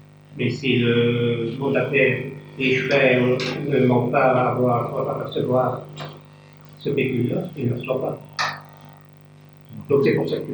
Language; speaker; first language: French; native; French